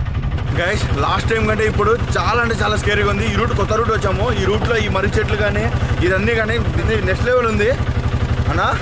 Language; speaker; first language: Telugu; native; Telugu